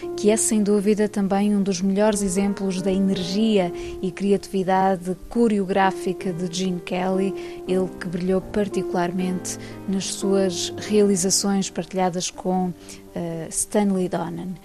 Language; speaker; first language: Portuguese; native; Portuguese